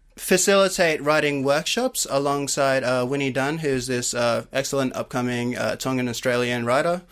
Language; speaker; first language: English; native; English